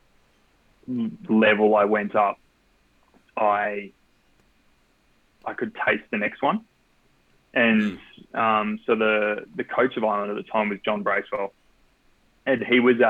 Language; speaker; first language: English; native; English